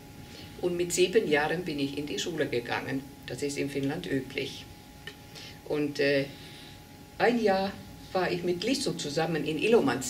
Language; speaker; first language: German; non-native, fluent; Finnish